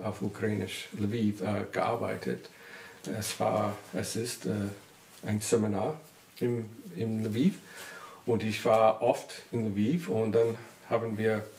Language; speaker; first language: German; non-native, learner; English